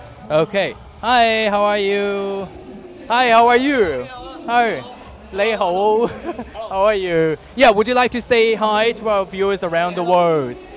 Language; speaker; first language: English; non-native, fluent; Chinese